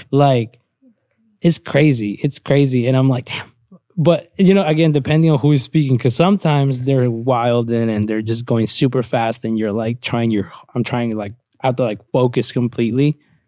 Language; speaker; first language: English; early bilingual, other home language; Spanish